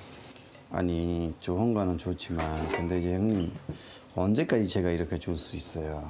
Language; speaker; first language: Korean; non-native, fluent; Hindi